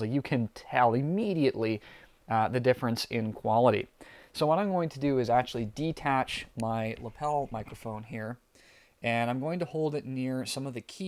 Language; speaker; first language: English; native; English